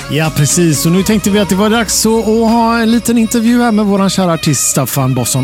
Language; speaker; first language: Swedish; native; Swedish